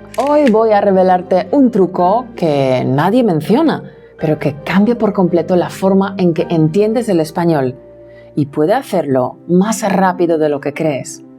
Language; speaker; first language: Spanish; non-native, fluent; Polish